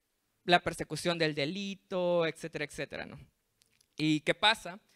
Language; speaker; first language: Spanish; native; Spanish